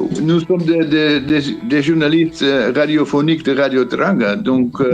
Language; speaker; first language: French; non-native, fluent; Dutch